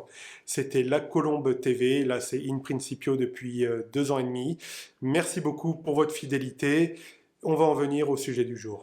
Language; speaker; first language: French; native; French